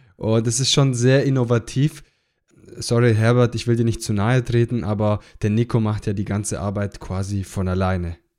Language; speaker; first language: German; native; German